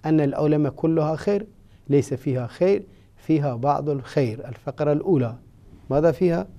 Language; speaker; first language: Arabic; non-native, fluent; Persian